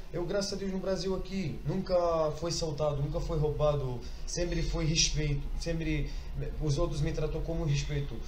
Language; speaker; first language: Portuguese; non-native, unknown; Arabic